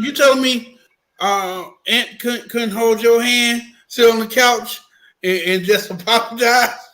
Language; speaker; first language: English; native; English